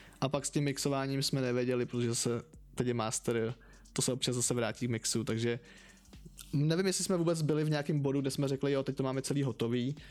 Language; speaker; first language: Czech; native; Czech